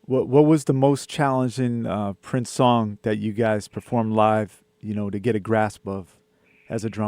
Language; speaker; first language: English; native; English